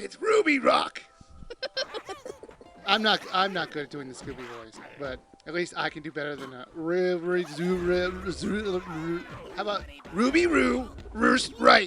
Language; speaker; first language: English; native; English